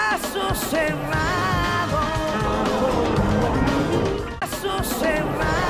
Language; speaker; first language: Spanish; native; Spanish